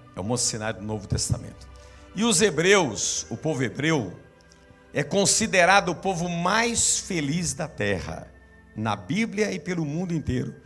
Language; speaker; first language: Portuguese; native; Portuguese